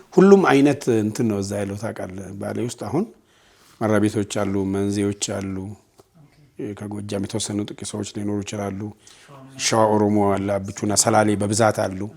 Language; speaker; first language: Amharic; native; Amharic